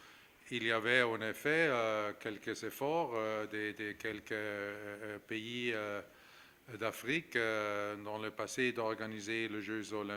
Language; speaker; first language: French; non-native, fluent; German